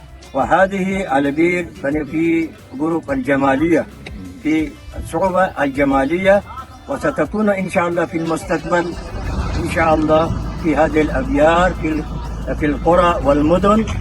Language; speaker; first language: Arabic; non-native, learner; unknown